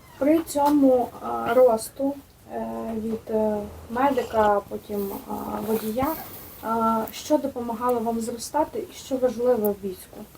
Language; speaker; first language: Ukrainian; native; Ukrainian